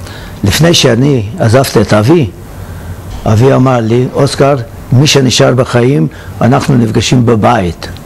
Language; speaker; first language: Hebrew; non-native, fluent; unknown